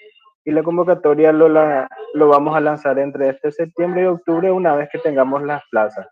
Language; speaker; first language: Spanish; native; Spanish